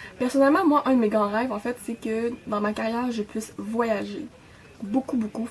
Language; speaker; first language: French; native; French